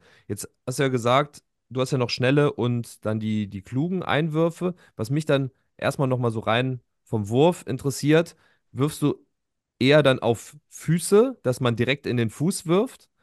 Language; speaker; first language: German; native; German